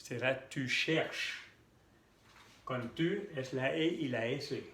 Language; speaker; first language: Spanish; non-native, fluent; French